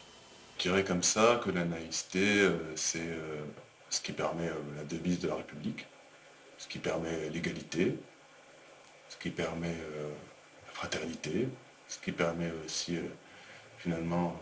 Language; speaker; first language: French; native; French